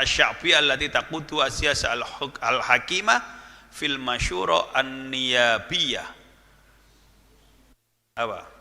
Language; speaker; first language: Arabic; non-native, fluent; Javanese